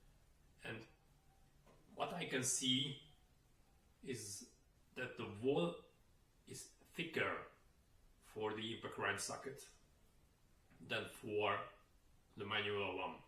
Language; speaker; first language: English; non-native, fluent; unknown